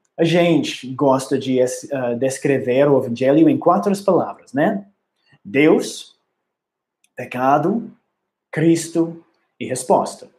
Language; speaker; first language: Portuguese; non-native, learner; English